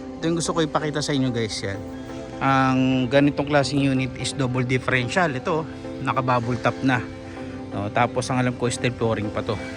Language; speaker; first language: Filipino; native; Filipino